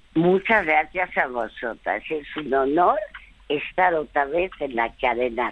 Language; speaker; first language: Spanish; early bilingual, other home language; French